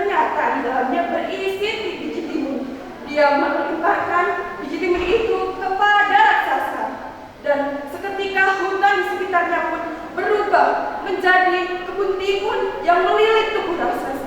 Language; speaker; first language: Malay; non-native, local second language; Javanese